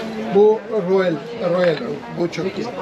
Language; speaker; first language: Turkish; non-native, learner; Arabic